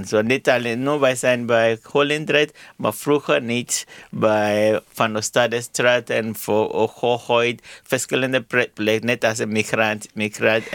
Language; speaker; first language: Dutch; non-native, learner; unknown